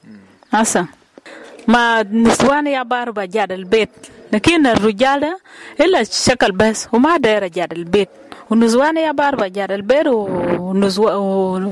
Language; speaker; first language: Arabic; non-native, local second language; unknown